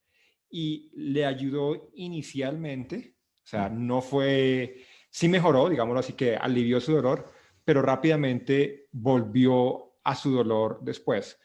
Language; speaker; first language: Spanish; native; Spanish